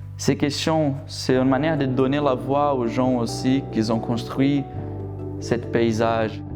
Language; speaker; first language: French; non-native, fluent; Portuguese